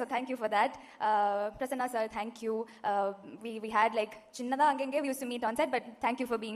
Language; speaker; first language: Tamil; non-native, fluent; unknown